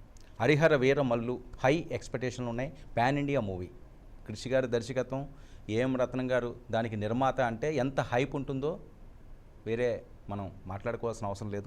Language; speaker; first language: Telugu; native; Telugu